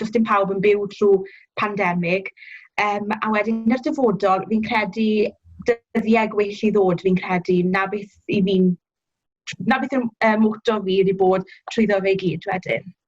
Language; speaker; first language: Welsh; native; Welsh